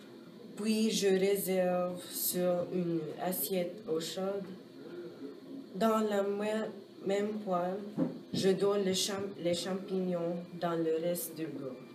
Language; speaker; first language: French; non-native, learner; English